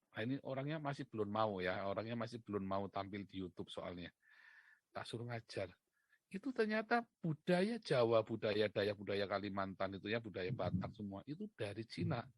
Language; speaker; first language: Indonesian; native; Indonesian